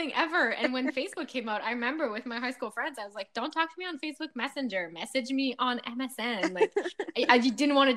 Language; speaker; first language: English; non-native, fluent; French